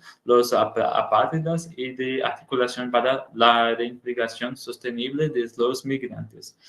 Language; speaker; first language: Spanish; non-native, learner; Portuguese